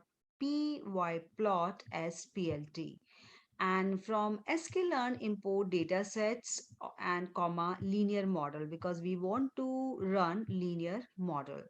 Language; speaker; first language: English; non-native, local second language; Hindi